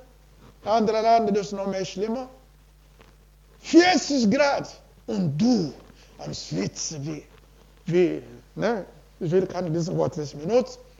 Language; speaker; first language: German; non-native, learner; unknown